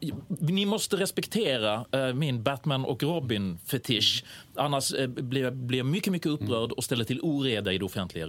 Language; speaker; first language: Swedish; native; Swedish